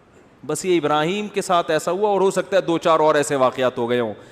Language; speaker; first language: Urdu; native; Urdu